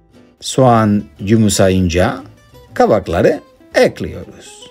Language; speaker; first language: Turkish; non-native, learner; Spanish